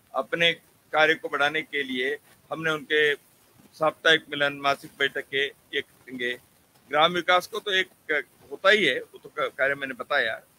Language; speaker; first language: Hindi; non-native, local second language; Kannada